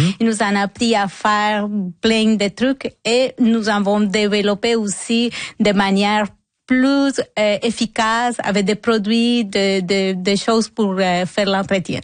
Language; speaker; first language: French; non-native, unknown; Spanish